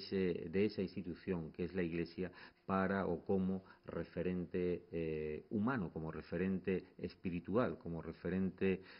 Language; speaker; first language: Spanish; native; Spanish